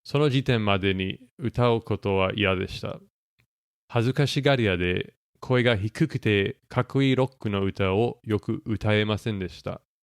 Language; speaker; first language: Japanese; non-native, fluent; English